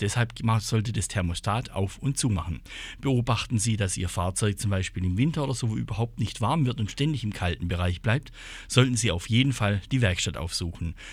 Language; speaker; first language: German; native; German